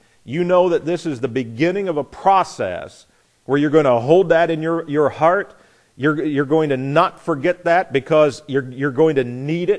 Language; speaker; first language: English; native; English